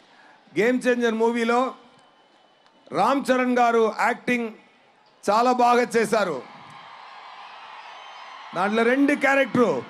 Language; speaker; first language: Telugu; non-native, learner; Tamil